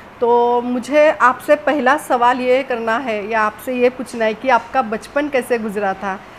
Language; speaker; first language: Hindi; non-native, local second language; Marathi